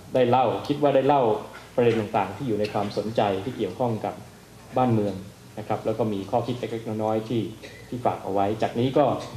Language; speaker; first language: Thai; native; Thai